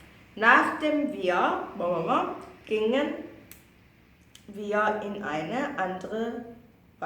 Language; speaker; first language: German; non-native, fluent; Korean